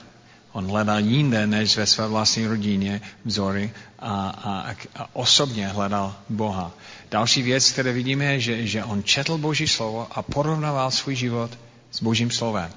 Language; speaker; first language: Czech; non-native, fluent; English